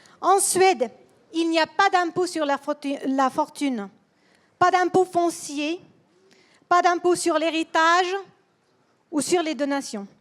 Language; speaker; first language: French; non-native, fluent; Swedish